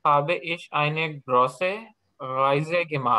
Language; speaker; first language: German; non-native, learner; Urdu